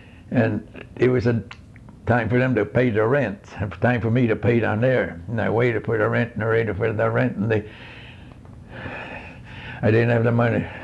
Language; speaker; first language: English; non-native, fluent; Swedish